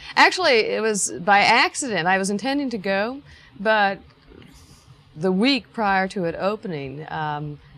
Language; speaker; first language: English; native; English